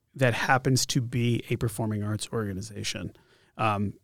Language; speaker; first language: English; native; English